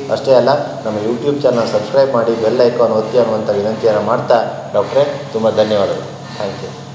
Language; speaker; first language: Kannada; native; Kannada